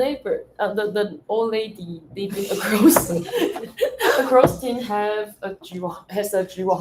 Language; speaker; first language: English; non-native, learner; Chinese